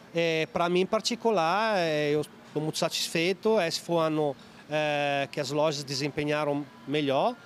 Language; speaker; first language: Portuguese; non-native, fluent; Italian